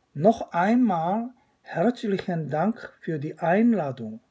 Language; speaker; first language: German; non-native, fluent; Korean